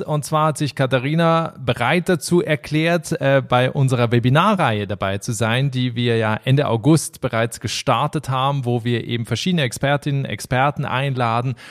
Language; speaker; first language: German; native; German